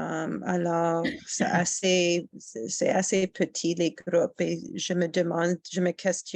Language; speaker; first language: French; non-native, fluent; English